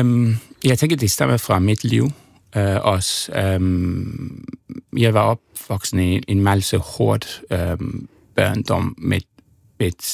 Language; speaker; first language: Danish; non-native, learner; English